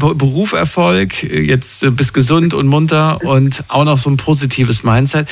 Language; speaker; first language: German; native; German